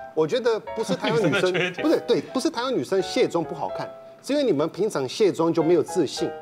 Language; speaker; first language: Chinese; non-native, fluent; Portuguese